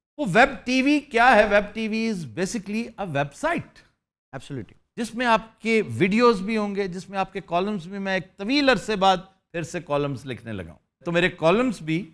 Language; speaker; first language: Urdu; native; Urdu